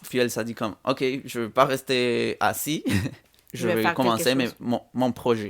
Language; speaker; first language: French; non-native, fluent; Spanish